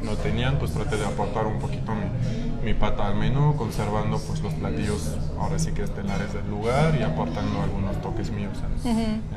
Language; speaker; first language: Spanish; non-native, fluent; French